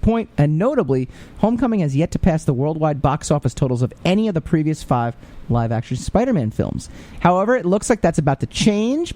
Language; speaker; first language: English; native; English